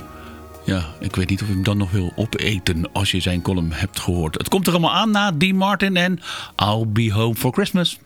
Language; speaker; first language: Dutch; native; Dutch